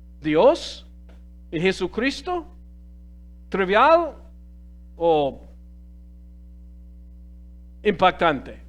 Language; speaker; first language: Spanish; non-native, fluent; English